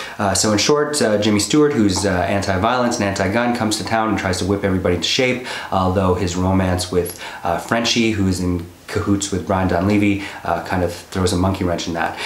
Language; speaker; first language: English; native; English